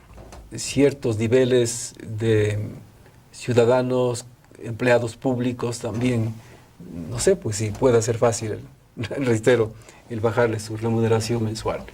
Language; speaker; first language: Spanish; native; Spanish